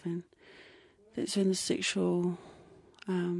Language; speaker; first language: English; native; English